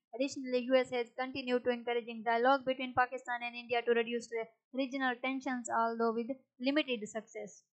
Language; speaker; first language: English; non-native, local second language; Urdu